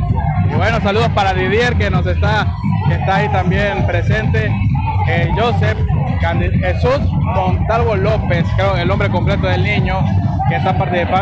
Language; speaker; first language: Spanish; native; Spanish